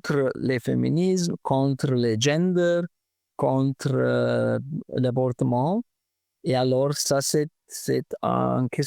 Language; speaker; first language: French; non-native, fluent; Italian